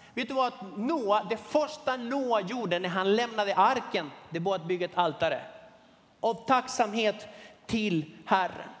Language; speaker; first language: Swedish; non-native, fluent; Spanish